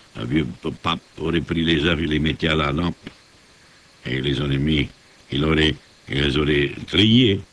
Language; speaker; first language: French; native; French